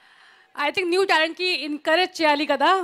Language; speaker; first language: Telugu; non-native, learner; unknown